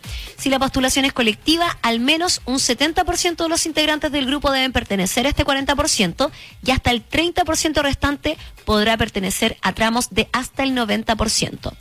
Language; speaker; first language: Spanish; native; Spanish